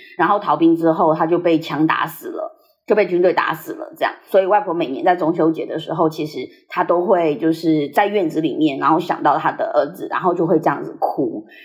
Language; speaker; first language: Chinese; early bilingual, heritage; Chinese